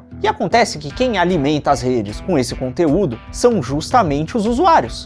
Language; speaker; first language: Portuguese; native; Portuguese